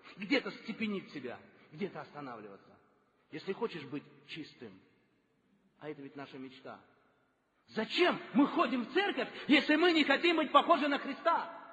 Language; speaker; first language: Russian; non-native, local second language; Tajik